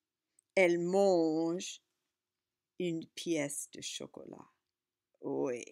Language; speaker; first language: French; non-native, learner; English